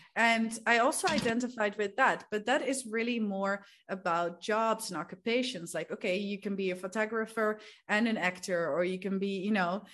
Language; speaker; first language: English; non-native, fluent; Dutch